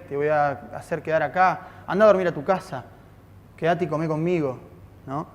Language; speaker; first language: Spanish; native; Spanish